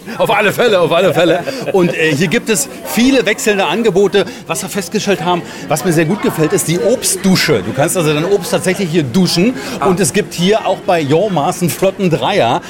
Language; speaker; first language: German; native; German